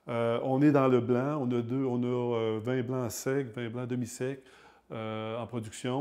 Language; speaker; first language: French; native; French